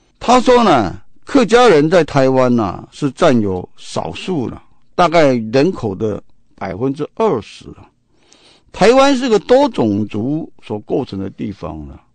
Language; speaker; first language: Chinese; non-native, local second language; Min Nan Chinese